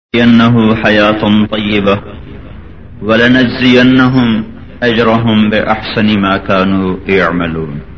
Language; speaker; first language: Urdu; native; Urdu